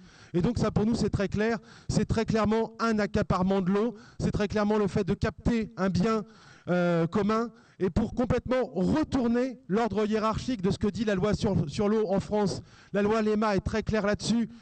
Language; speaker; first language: French; native; French